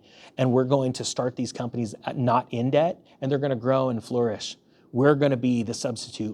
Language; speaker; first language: English; native; English